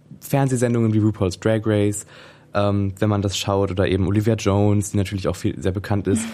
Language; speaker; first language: German; native; German